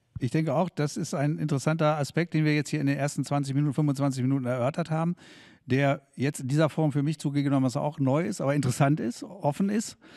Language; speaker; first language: German; native; German